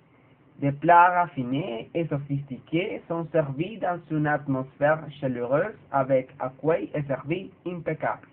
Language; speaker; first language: French; non-native, learner; Spanish